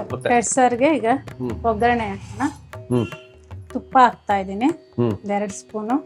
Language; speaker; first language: Kannada; native; Kannada